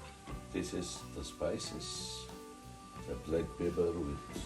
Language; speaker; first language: English; non-native, learner; Arabic